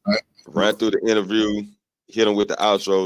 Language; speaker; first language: English; native; English